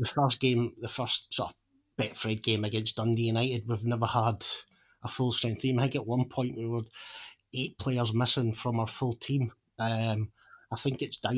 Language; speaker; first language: English; native; English